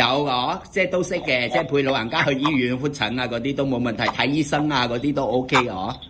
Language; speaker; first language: Cantonese; native; Cantonese